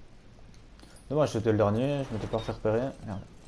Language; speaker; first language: French; native; French